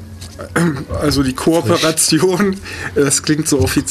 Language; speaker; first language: German; native; German